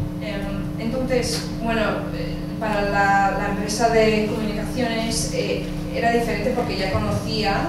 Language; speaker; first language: Spanish; early bilingual, heritage; English